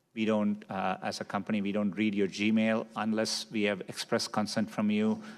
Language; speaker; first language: English; non-native, local second language; Tamil